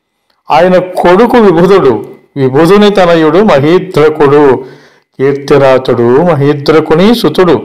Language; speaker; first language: Telugu; native; Telugu